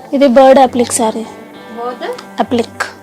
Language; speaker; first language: Telugu; native; Telugu